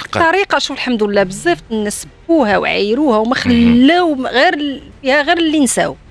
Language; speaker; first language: Arabic; native; Arabic